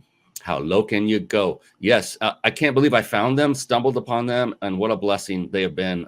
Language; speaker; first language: English; native; English